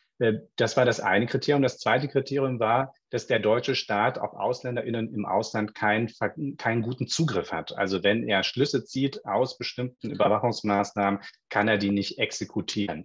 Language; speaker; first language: German; native; German